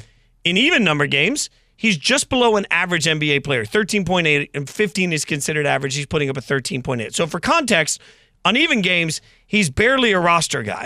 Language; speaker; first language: English; native; English